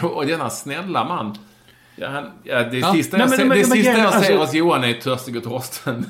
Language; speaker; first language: Swedish; native; Swedish